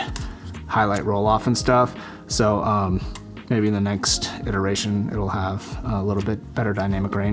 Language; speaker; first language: English; native; English